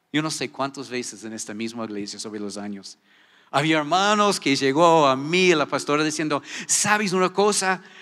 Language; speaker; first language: Spanish; non-native, fluent; English